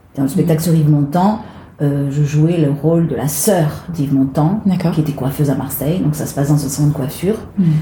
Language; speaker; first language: French; native; French